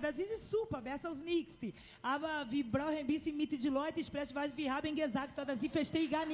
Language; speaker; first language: German; non-native, learner; Portuguese